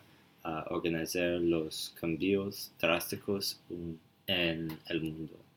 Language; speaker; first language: Spanish; non-native, learner; English